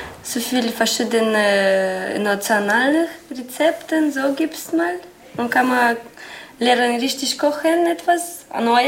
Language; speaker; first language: German; non-native, learner; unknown